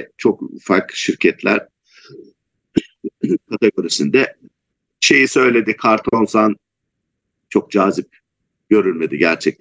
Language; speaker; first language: Turkish; native; Turkish